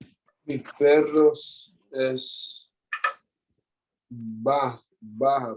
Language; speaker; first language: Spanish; non-native, learner; English